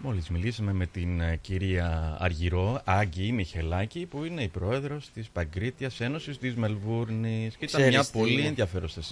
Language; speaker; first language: Greek; early bilingual, heritage; Greek